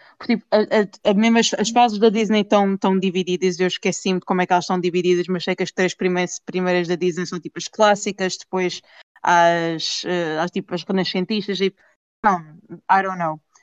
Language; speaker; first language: Portuguese; native; Portuguese